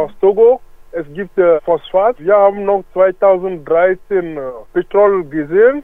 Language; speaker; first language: German; non-native, learner; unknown